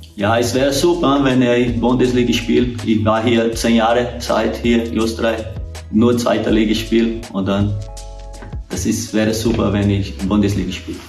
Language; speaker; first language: German; non-native, learner; Portuguese